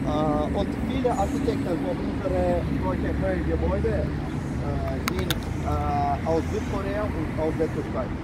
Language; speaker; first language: German; non-native, fluent; Azerbaijani